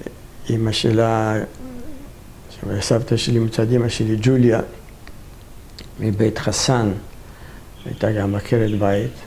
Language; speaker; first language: Hebrew; non-native, fluent; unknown